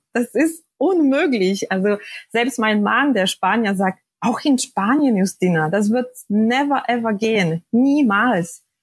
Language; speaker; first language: German; non-native, fluent; Polish